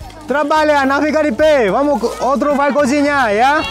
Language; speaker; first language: Portuguese; non-native, learner; Vietnamese